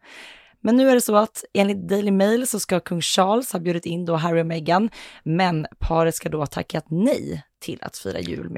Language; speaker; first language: Swedish; native; Swedish